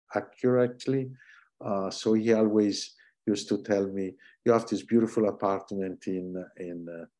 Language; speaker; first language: English; non-native, fluent; Italian